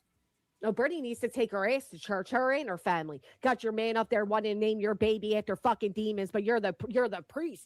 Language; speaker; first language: English; native; English